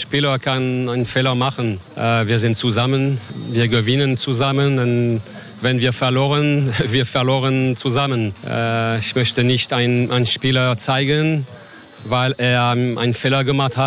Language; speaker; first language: German; non-native, learner; French